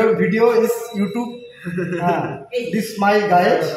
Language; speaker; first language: English; non-native, learner; Bangla